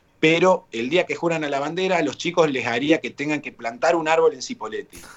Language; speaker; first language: Spanish; native; Spanish